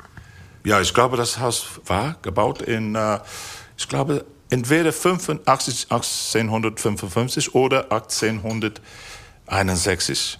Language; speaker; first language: German; non-native, fluent; English